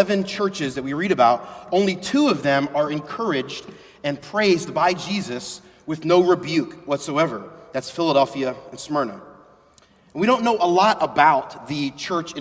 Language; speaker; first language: English; native; English